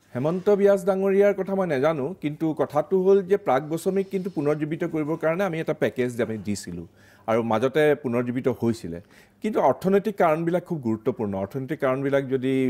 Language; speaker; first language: Assamese; native; Assamese